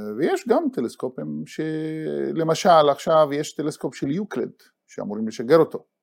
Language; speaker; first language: Hebrew; non-native, local second language; Arabic